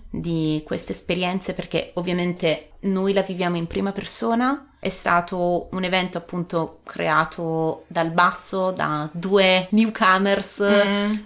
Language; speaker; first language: Italian; native; Italian